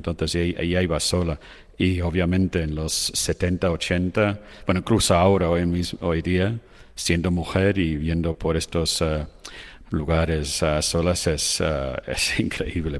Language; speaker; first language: Spanish; non-native, fluent; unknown